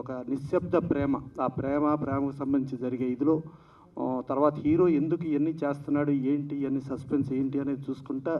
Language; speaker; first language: Telugu; native; Telugu